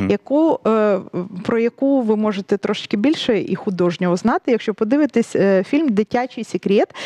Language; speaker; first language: Ukrainian; native; Ukrainian